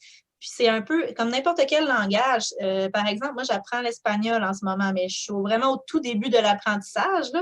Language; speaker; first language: French; native; French